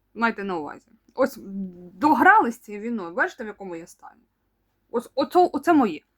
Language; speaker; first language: Ukrainian; non-native, local second language; Russian